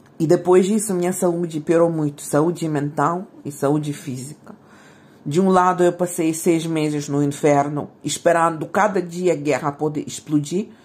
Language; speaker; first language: Portuguese; non-native, fluent; Ukrainian